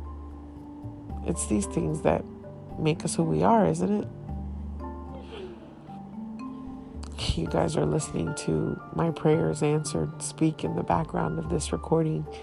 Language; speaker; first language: English; early bilingual, other home language; Haitian Creole